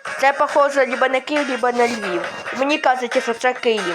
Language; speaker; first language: Ukrainian; non-native, local second language; Russian